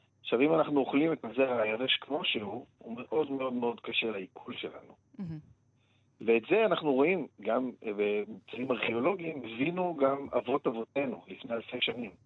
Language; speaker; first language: Hebrew; native; Hebrew